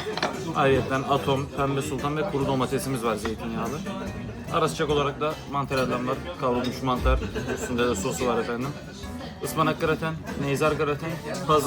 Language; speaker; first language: Turkish; native; Turkish